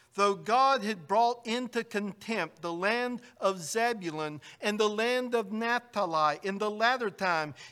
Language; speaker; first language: English; native; English